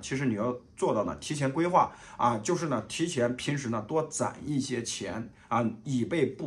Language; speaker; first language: Chinese; native; Chinese